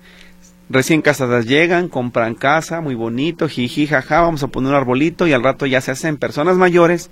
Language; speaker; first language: Spanish; native; Spanish